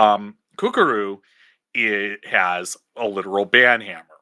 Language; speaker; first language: English; native; English